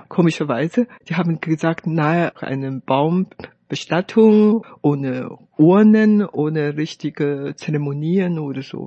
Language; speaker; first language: German; non-native, fluent; Chinese